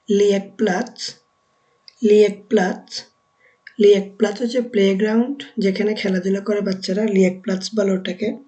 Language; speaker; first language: Bangla; native; Bangla